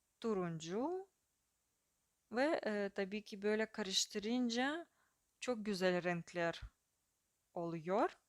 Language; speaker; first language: Turkish; non-native, fluent; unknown